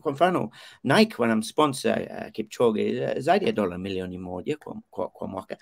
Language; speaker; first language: Swahili; non-native, learner; English